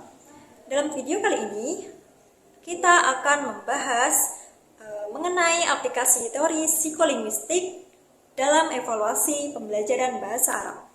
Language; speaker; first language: Indonesian; native; Indonesian